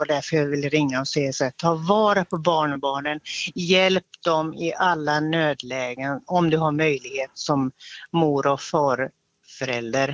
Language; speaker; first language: Swedish; native; Swedish